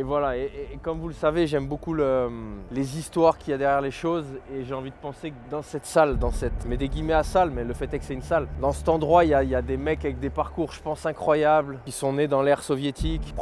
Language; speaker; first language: French; native; French